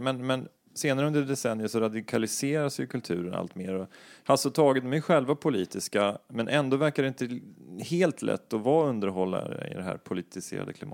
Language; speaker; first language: Swedish; native; Swedish